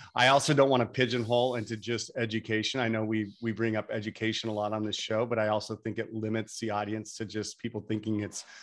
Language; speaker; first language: English; native; English